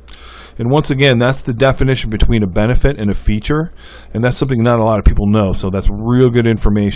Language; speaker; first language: English; native; English